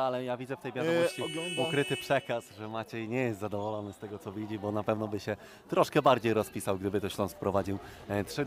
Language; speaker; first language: Polish; native; Polish